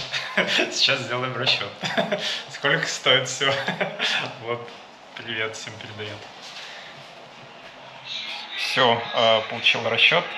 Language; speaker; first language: Russian; native; Russian